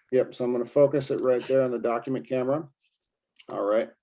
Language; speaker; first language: English; native; English